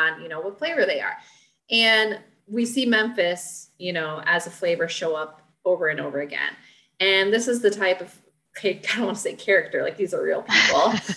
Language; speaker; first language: English; native; English